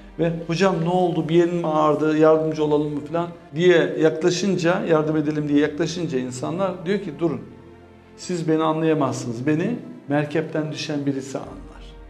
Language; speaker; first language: Turkish; early bilingual, heritage; Turkish